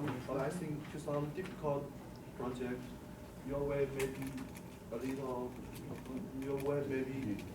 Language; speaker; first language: English; non-native, learner; Chinese